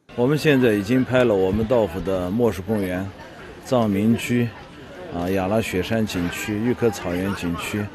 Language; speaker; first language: Chinese; native; Chinese